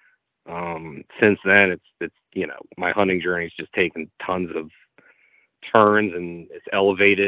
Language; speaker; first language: English; native; English